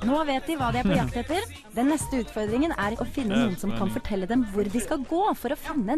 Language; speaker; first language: Norwegian; native; Norwegian